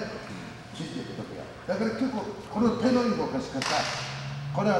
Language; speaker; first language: Japanese; native; Japanese